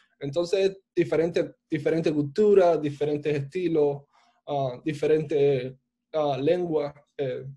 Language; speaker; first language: Spanish; native; Spanish